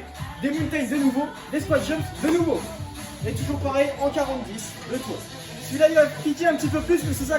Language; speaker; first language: French; native; French